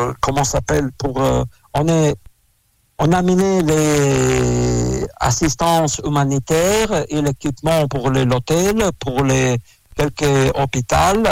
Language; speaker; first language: French; non-native, learner; Russian